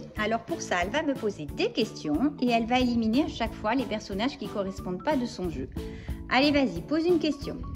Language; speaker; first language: French; native; French